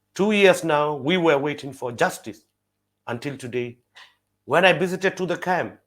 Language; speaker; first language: English; non-native, fluent; Burmese